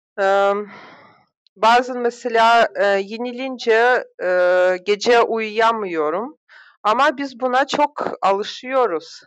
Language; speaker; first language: Turkish; non-native, fluent; Russian